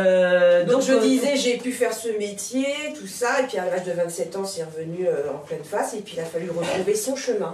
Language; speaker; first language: French; native; French